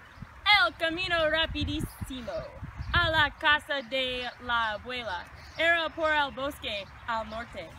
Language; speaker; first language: Spanish; non-native, learner; English